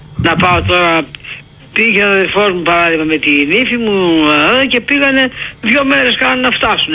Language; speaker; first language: Greek; native; Greek